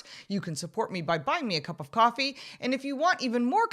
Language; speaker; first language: English; native; English